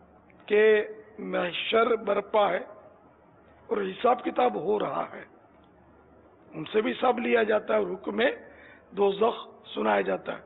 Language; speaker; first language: Urdu; native; Urdu